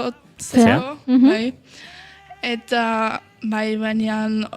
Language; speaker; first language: Basque; non-native, fluent; German